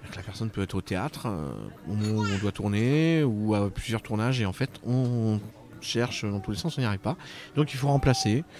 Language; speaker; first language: French; native; French